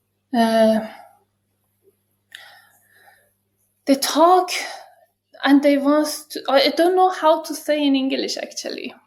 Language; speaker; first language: English; non-native, learner; Persian